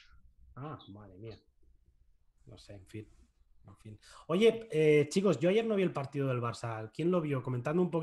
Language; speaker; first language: Spanish; native; Spanish